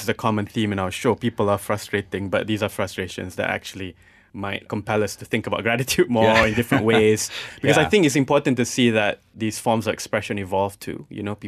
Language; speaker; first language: English; non-native, local second language; Malay